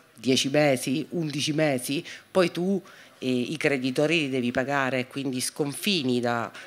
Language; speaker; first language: Italian; native; Italian